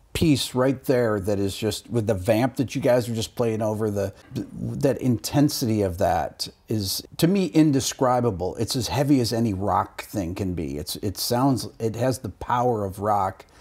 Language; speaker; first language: English; native; English